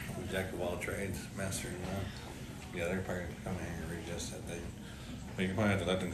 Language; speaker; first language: English; early bilingual, other home language; Spanish